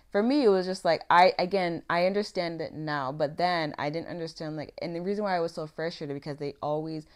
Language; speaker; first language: English; native; English